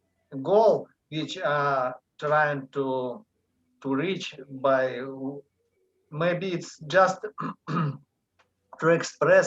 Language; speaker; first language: English; non-native, learner; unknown